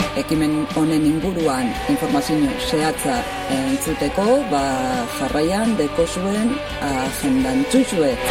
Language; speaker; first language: Basque; native; Basque